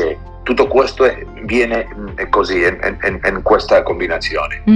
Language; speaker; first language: Italian; non-native, learner; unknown